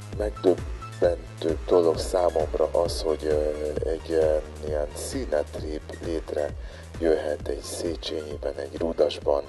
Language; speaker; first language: Hungarian; early bilingual, other home language; Spanish